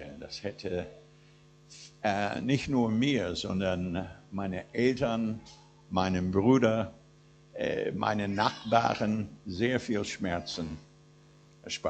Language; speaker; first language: German; non-native, fluent; English